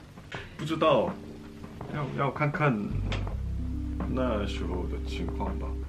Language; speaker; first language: Chinese; non-native, learner; Korean